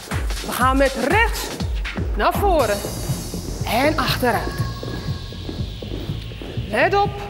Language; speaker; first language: Dutch; native; Dutch